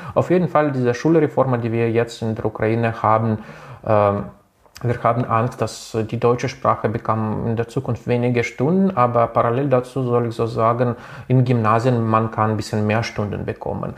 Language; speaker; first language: German; non-native, local second language; Russian